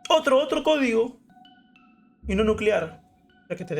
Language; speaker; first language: Spanish; native; Spanish